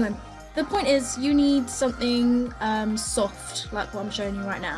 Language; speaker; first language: English; native; English